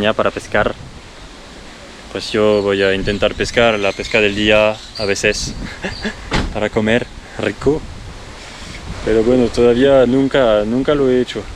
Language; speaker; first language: Spanish; non-native, learner; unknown